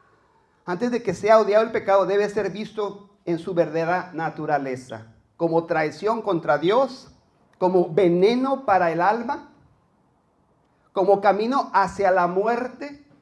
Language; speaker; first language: Spanish; native; Spanish